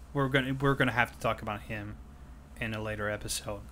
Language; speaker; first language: English; non-native, fluent; French